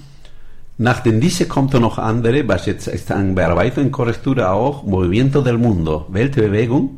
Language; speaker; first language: German; non-native, learner; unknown